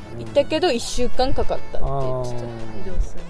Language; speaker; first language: Japanese; native; Japanese